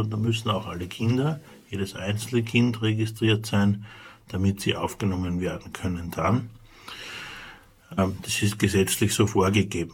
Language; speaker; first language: German; native; German